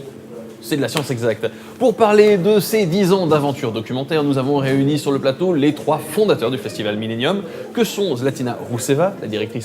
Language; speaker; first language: French; native; French